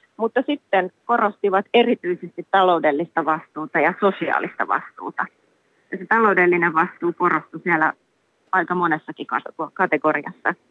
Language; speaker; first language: Finnish; native; Finnish